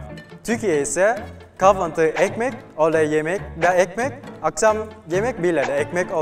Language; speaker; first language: Turkish; non-native, learner; Vietnamese